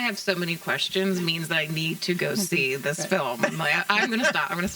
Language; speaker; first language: English; native; English